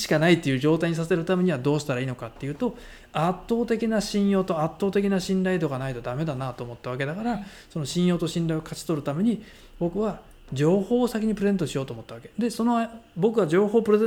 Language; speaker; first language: Japanese; native; Japanese